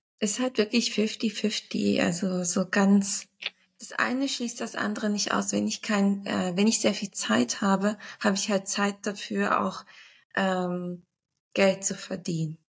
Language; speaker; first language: German; early bilingual, other home language; Turkish